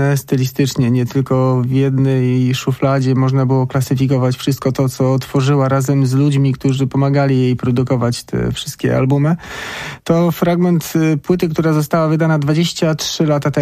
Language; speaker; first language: Polish; native; Polish